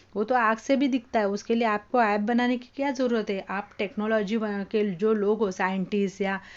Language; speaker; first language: Hindi; non-native, local second language; Marathi